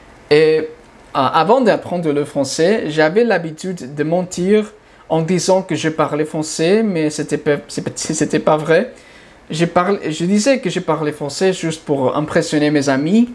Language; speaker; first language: French; non-native, fluent; English